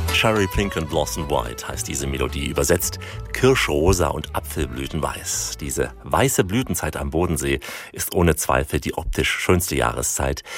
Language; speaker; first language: German; native; German